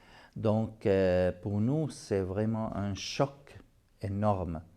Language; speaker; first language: French; non-native, fluent; Arabic